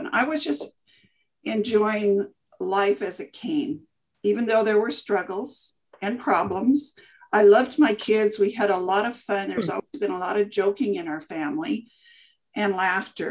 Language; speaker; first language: English; native; English